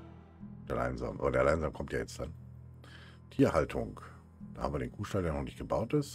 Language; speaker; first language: German; native; German